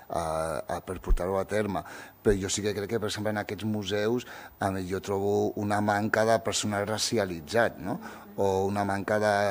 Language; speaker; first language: Catalan; early bilingual, other home language; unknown